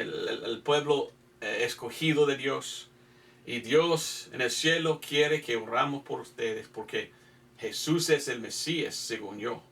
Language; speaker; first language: Spanish; non-native, fluent; English